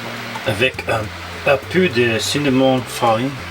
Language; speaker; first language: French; non-native, learner; English